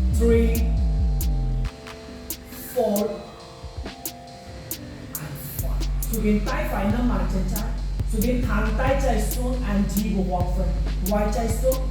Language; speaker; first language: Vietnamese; non-native, learner; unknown